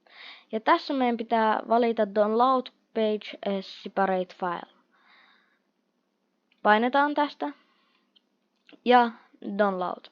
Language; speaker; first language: Finnish; non-native, fluent; Russian